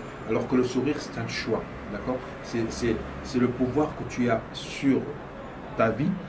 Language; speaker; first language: French; non-native, local second language; Arabic